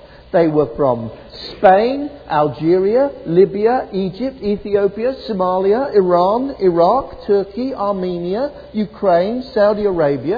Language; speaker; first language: English; native; English